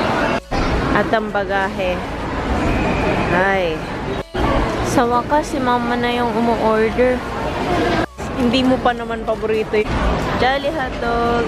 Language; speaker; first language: Filipino; early bilingual, heritage; Filipino